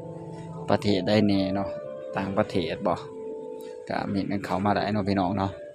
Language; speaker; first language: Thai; non-native, local second language; Lao